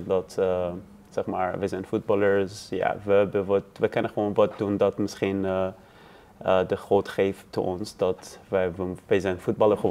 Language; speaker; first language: Dutch; non-native, learner; Persian